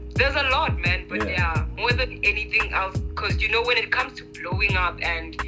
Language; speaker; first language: English; non-native, local second language; Zulu